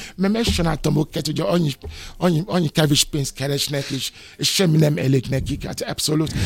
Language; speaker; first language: Hungarian; non-native, learner; Yoruba